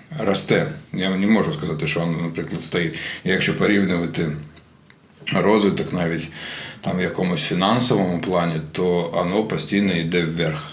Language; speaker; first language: Ukrainian; non-native, local second language; Russian